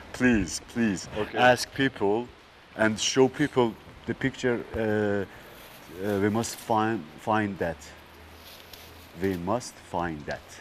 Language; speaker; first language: English; non-native, learner; Turkish